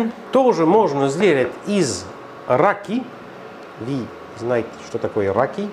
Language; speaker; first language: Russian; non-native, learner; French